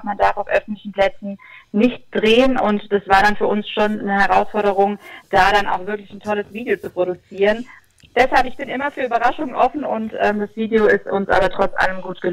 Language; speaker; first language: German; native; German